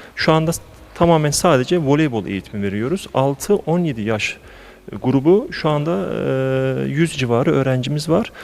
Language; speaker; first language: Turkish; native; Turkish